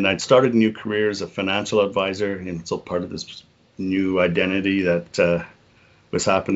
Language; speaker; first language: English; native; English